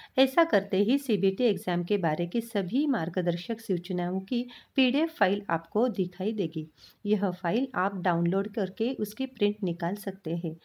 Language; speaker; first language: Hindi; non-native, local second language; Marathi